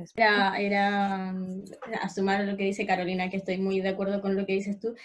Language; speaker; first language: Spanish; native; Spanish